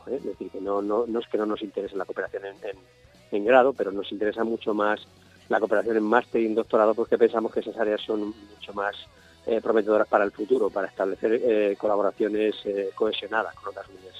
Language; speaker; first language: Spanish; native; Spanish